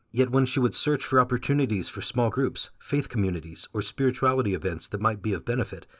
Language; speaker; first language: English; early bilingual, other home language; Vietnamese